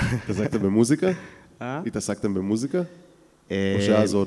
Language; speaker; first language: Hebrew; native; Hebrew